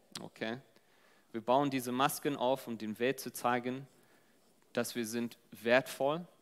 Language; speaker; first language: German; non-native, fluent; English